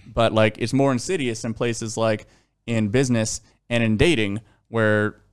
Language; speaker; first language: English; native; English